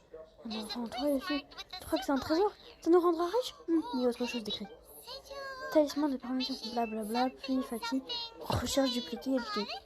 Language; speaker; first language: French; native; French